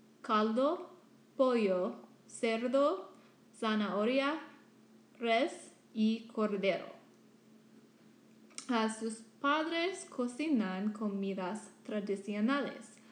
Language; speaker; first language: Spanish; non-native, learner; English